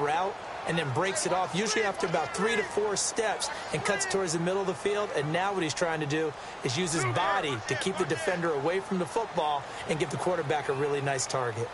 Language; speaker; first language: English; native; English